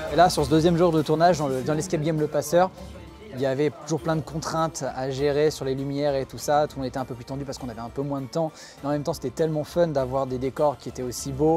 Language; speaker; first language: French; native; French